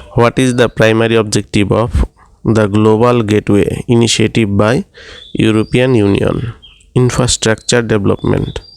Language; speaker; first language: English; non-native, local second language; Bangla